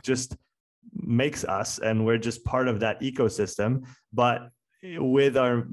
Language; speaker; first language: English; non-native, fluent; French